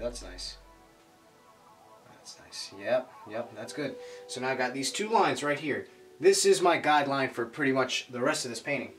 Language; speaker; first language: English; native; English